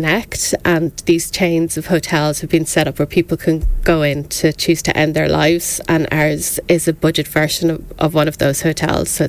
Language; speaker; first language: English; native; English